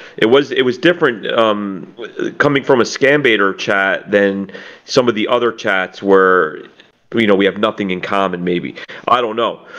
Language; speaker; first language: English; native; English